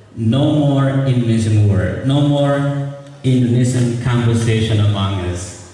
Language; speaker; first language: English; non-native, fluent; Indonesian